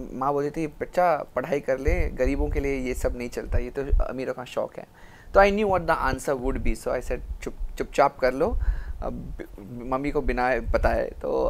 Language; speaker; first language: Hindi; non-native, local second language; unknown